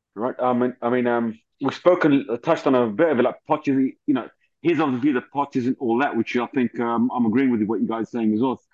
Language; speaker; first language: English; native; English